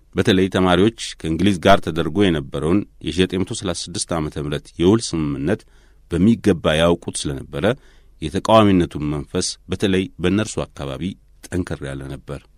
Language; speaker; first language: Amharic; native; Amharic